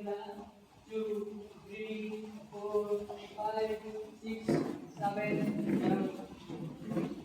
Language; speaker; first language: English; non-native, local second language; Kannada